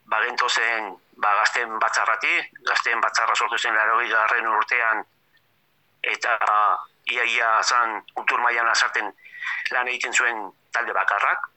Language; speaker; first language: Basque; native; Basque